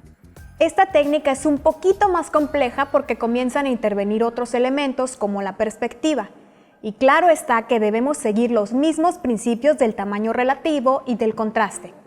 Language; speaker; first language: Spanish; native; Spanish